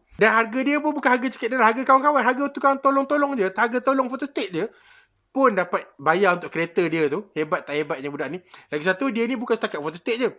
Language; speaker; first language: Malay; native; Malay